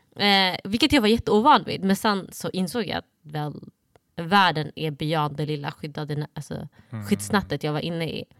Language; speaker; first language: Swedish; early bilingual, other home language; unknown